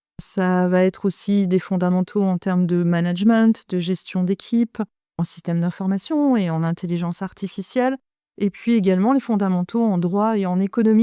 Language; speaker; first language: French; native; French